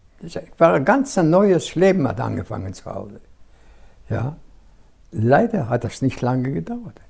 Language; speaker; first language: German; non-native, fluent; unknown